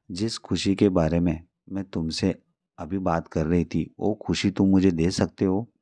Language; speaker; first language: Hindi; non-native, local second language; Marathi